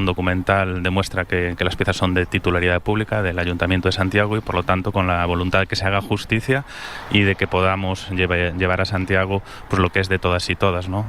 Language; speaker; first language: Spanish; non-native, local second language; Galician